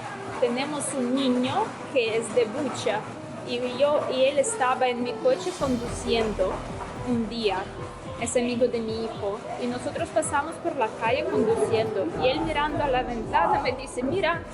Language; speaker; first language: Spanish; non-native, fluent; Ukrainian